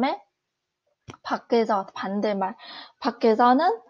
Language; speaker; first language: Korean; non-native, fluent; Vietnamese